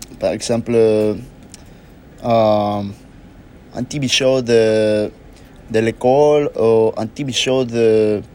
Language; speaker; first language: French; non-native, learner; Spanish